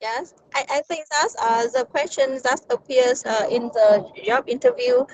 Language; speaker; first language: English; non-native, learner; Vietnamese